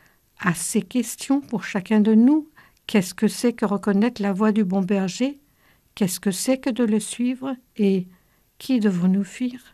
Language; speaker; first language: French; native; French